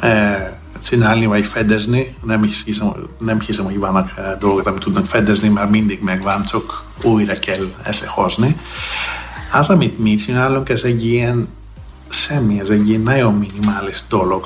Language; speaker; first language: Hungarian; non-native, learner; Greek